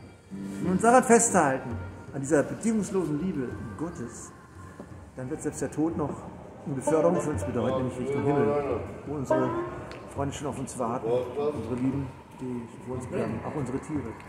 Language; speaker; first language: German; native; German